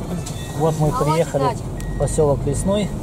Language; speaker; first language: Russian; native; Russian